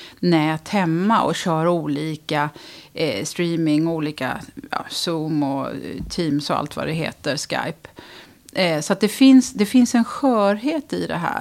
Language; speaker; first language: Swedish; native; Swedish